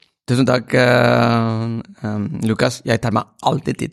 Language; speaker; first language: Norwegian; non-native, fluent; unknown